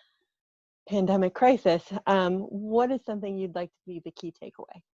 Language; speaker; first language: English; native; English